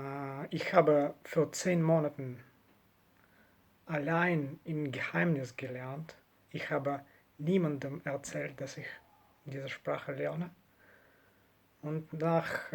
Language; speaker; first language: German; non-native, learner; Russian